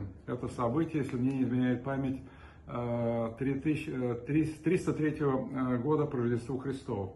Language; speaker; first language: Russian; native; Russian